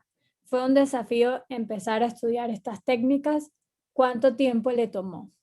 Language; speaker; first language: Spanish; native; Spanish